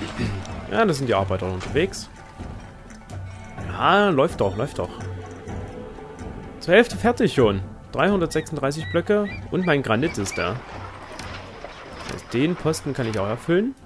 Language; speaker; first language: German; native; German